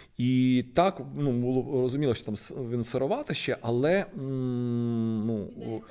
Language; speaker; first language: Ukrainian; non-native, local second language; Russian